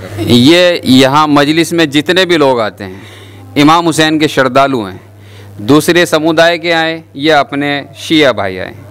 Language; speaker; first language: Hindi; native; Hindi